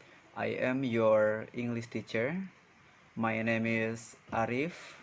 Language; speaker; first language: English; non-native, fluent; Indonesian